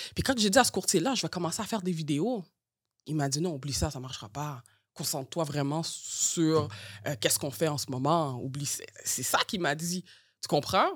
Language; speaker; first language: French; early bilingual, other home language; Haitian Creole